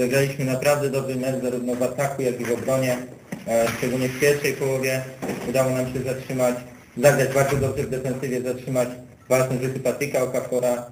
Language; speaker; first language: Polish; native; Polish